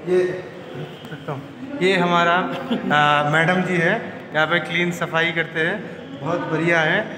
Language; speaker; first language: Hindi; non-native, local second language; Bangla